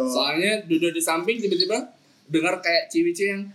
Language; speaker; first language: Indonesian; non-native, local second language; Javanese